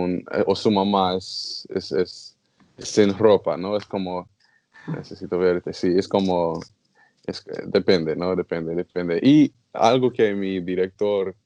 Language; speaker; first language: Spanish; non-native, learner; English